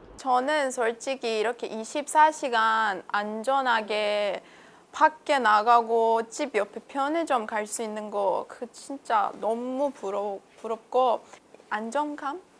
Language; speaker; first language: Korean; non-native, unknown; Persian